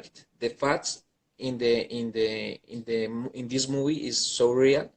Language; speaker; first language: English; non-native, learner; Spanish